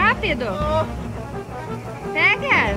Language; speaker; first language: Portuguese; native; Portuguese